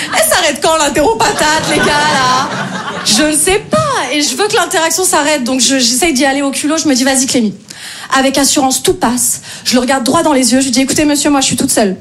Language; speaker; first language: French; native; French